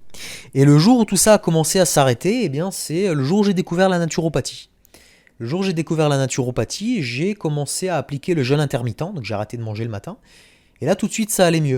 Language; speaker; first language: French; native; French